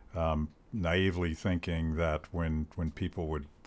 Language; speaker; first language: English; native; English